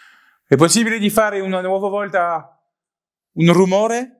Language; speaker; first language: Italian; non-native, learner; French